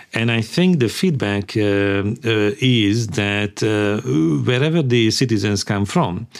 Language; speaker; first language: English; non-native, fluent; Hungarian